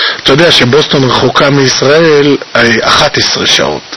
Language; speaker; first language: Hebrew; native; Hebrew